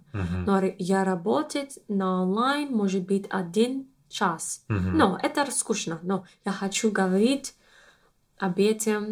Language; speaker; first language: Russian; non-native, learner; English